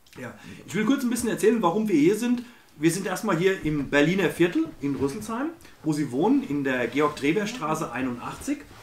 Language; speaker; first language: German; native; German